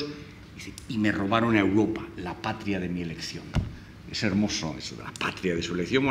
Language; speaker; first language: Spanish; native; Spanish